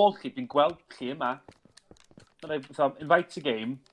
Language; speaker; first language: Welsh; native; Welsh